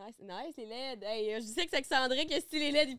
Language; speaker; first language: French; native; French